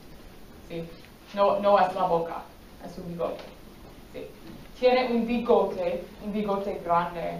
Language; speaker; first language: Spanish; non-native, fluent; English